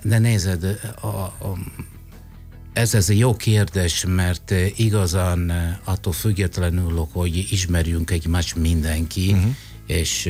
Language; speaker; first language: Hungarian; non-native, fluent; Italian